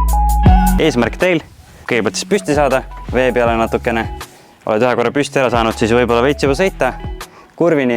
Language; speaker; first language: Estonian; native; Estonian